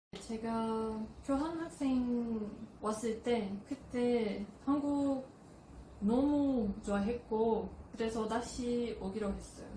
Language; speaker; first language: Korean; non-native, fluent; Portuguese